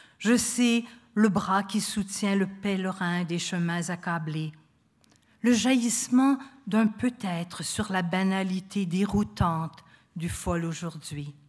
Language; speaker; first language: French; native; French